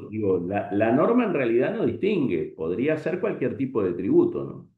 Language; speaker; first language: Spanish; native; Spanish